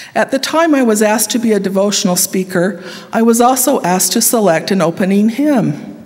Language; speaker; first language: English; native; English